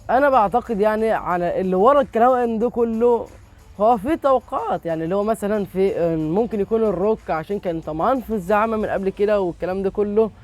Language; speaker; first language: Arabic; native; Arabic